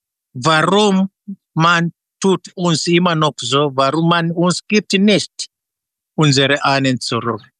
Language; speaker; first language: German; non-native, fluent; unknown